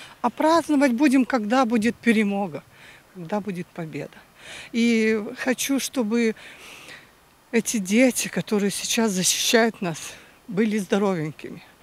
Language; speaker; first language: Russian; native; Russian